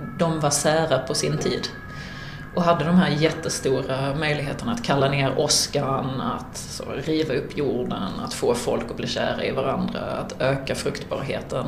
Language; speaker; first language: Swedish; native; Swedish